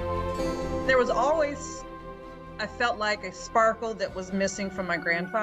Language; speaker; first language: English; native; English